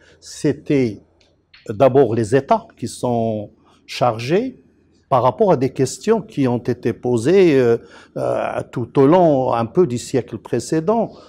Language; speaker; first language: French; non-native, local second language; Arabic